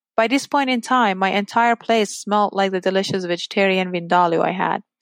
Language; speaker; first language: English; non-native, fluent; Persian